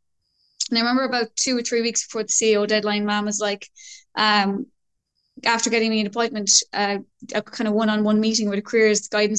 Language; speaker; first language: English; native; English